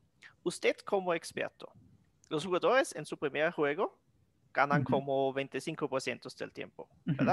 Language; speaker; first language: Spanish; non-native, fluent; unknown